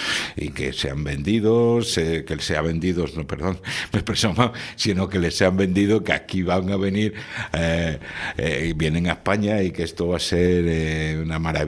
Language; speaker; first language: Spanish; native; Spanish